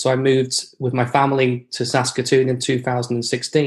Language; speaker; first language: English; native; English